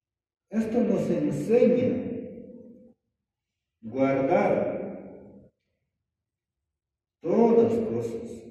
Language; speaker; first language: Spanish; non-native, fluent; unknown